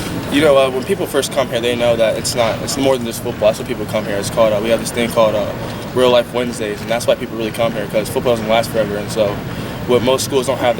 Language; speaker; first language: English; native; English